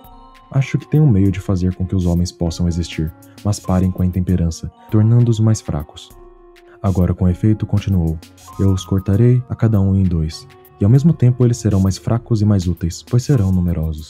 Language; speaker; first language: Portuguese; native; Portuguese